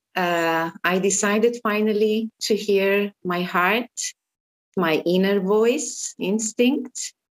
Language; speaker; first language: English; non-native, fluent; Armenian